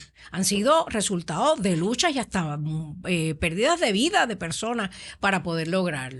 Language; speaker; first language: Spanish; native; Spanish